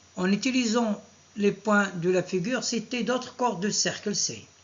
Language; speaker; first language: French; non-native, local second language; Arabic